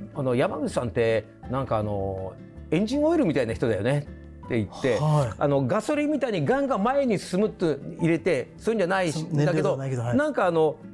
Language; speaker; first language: Japanese; native; Japanese